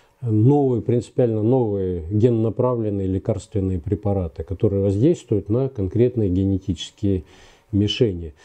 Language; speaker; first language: Russian; native; Russian